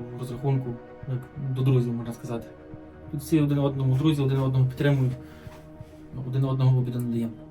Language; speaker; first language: Ukrainian; native; Ukrainian